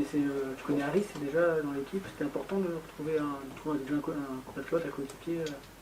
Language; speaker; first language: French; native; French